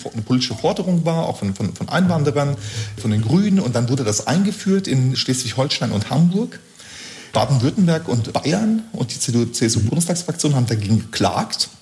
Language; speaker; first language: German; early bilingual, other home language; Turkish